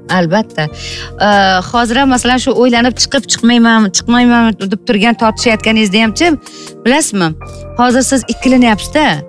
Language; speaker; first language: Uzbek; native; Uzbek